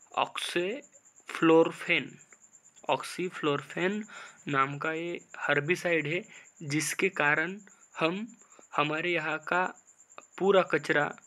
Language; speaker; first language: Hindi; non-native, local second language; Marathi